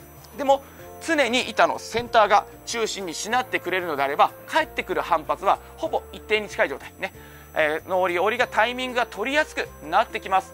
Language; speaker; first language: Japanese; native; Japanese